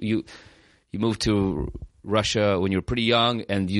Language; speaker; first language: English; native; English